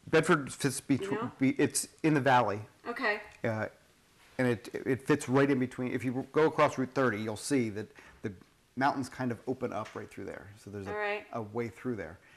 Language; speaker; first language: English; native; English